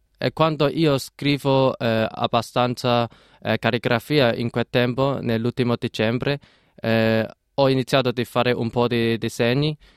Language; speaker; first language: Italian; non-native, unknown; Cantonese